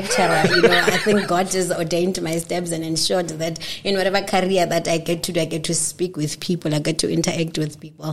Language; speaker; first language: English; non-native, local second language; Northern Sotho